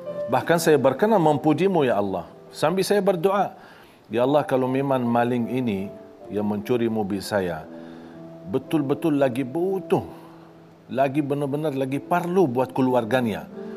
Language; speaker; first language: Indonesian; non-native, fluent; Arabic